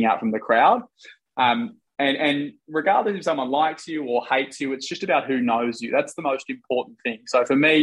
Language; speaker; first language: English; native; English